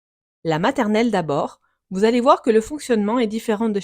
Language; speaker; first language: French; native; French